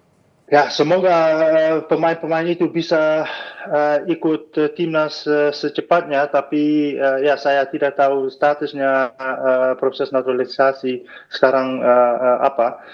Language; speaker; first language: Indonesian; non-native, fluent; Dutch